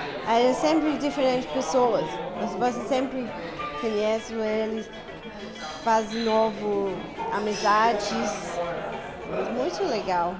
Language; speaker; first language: Portuguese; non-native, learner; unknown